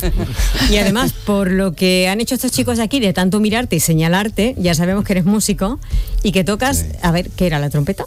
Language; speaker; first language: Spanish; native; Spanish